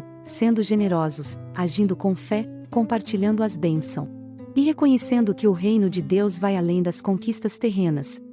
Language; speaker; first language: Portuguese; native; Portuguese